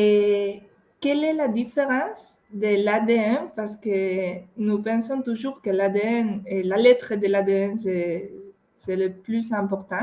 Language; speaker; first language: French; non-native, fluent; Spanish